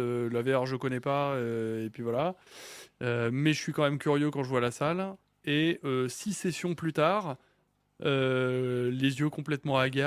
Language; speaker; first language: French; native; French